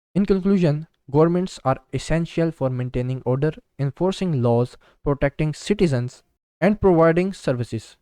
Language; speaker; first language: English; non-native, local second language; Urdu